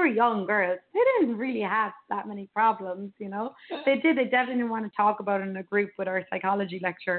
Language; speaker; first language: English; native; English